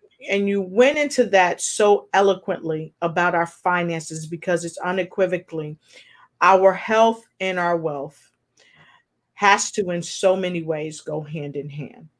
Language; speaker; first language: English; native; English